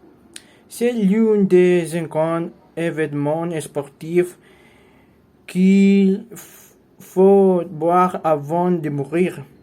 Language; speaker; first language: French; non-native, learner; Spanish